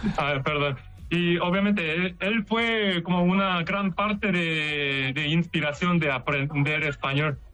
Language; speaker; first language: Spanish; non-native, learner; Korean